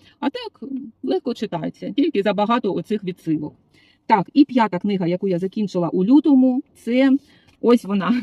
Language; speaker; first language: Ukrainian; non-native, local second language; Russian